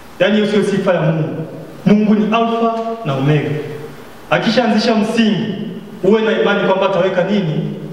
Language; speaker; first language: Swahili; native; Swahili